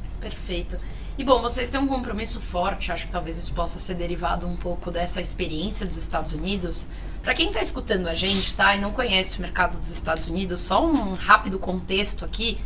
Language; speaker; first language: Portuguese; native; Portuguese